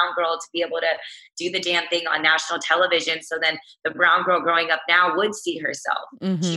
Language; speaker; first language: English; native; English